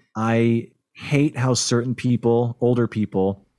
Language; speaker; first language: English; native; English